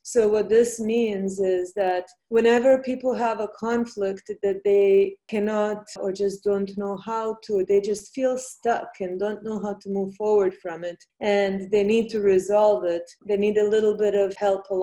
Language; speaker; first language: English; non-native, fluent; Bosnian